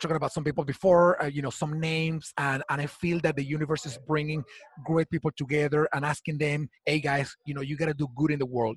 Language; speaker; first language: English; non-native, fluent; Spanish